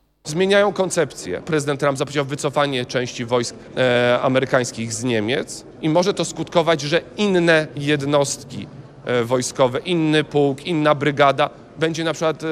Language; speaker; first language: Polish; native; Polish